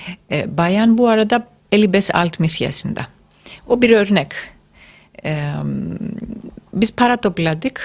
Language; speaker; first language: Turkish; non-native, fluent; Greek